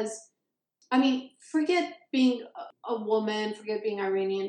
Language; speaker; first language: English; early bilingual, other home language; Persian